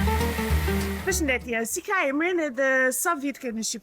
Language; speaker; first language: Albanian; non-native, learner; English